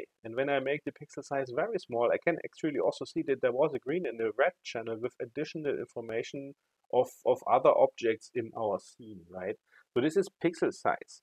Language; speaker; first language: English; non-native, fluent; German